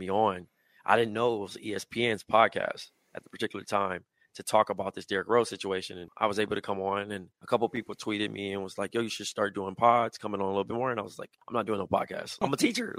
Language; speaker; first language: English; native; English